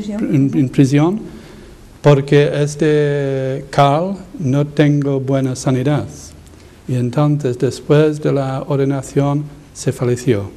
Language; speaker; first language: Spanish; non-native, learner; English